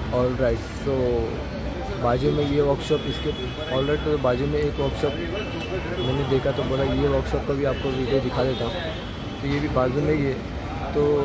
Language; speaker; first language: Hindi; non-native, local second language; Marathi